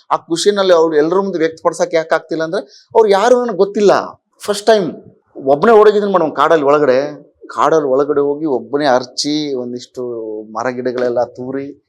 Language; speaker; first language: Kannada; native; Kannada